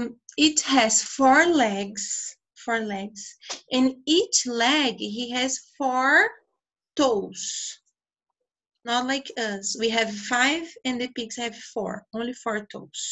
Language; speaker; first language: English; non-native, fluent; Portuguese